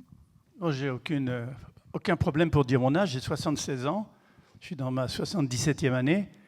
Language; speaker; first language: French; native; French